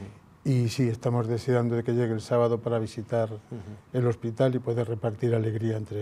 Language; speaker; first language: Spanish; native; Spanish